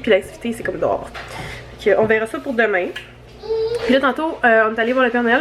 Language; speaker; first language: French; native; French